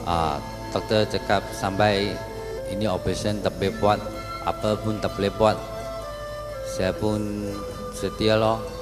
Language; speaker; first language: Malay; non-native, local second language; Chinese